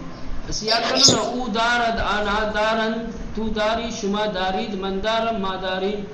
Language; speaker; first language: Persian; non-native, fluent; Urdu